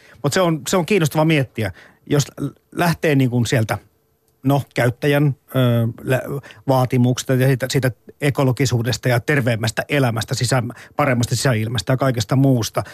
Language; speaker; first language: Finnish; native; Finnish